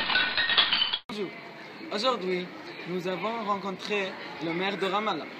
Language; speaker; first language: French; non-native, learner; Arabic